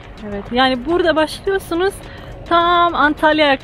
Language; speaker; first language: Turkish; non-native, fluent; Slovenian